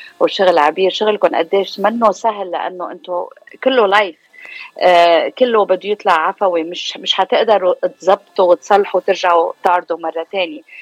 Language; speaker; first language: Arabic; native; Arabic